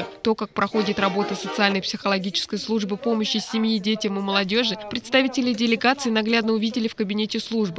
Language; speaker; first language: Russian; native; Russian